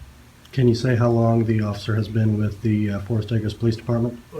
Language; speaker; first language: English; native; English